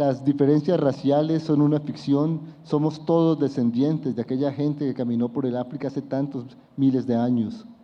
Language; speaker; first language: Spanish; native; Spanish